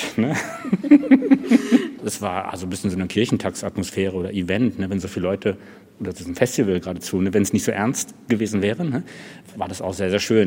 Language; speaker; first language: German; native; German